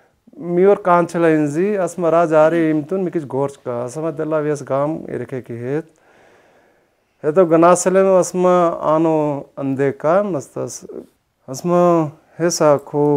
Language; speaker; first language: Armenian; non-native, learner; Hindi